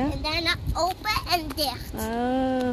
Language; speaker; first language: Dutch; early bilingual, other home language; Indonesian